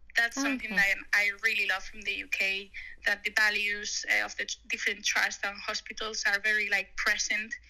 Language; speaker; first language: English; non-native, fluent; Spanish